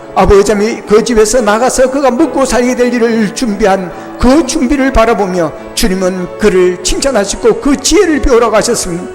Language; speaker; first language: Korean; native; Korean